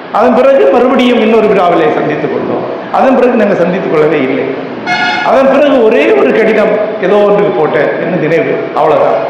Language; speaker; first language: Tamil; non-native, local second language; Malayalam